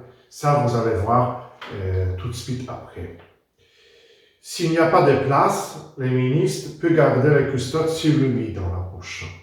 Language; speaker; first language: French; non-native, fluent; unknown